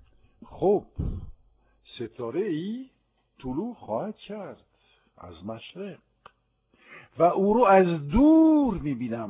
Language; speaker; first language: Persian; non-native, fluent; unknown